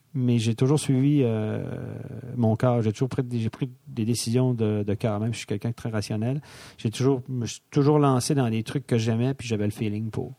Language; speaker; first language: French; native; French